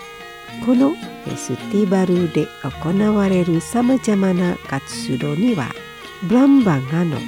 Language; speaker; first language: Japanese; non-native, fluent; Indonesian